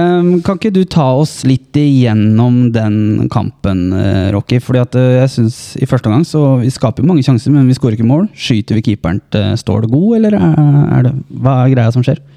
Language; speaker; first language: Norwegian; native; Norwegian